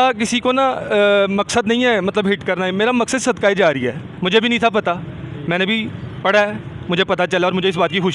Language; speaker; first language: Hindi; non-native, local second language; Punjabi